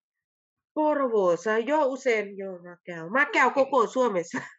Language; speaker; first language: Finnish; non-native, learner; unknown